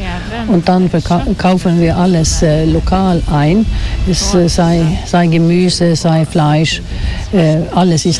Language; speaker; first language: German; non-native, learner; Swedish